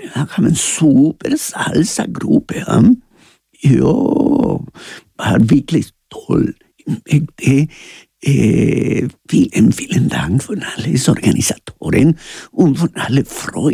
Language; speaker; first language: German; non-native, learner; Spanish